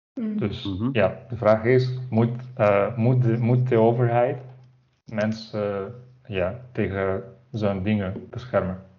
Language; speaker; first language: Dutch; non-native, learner; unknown